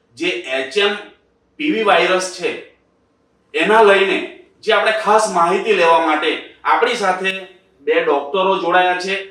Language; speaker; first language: Gujarati; native; Gujarati